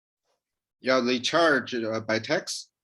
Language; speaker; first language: English; non-native, learner; Chinese